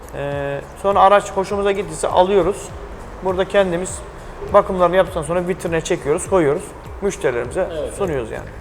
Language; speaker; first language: Turkish; native; Turkish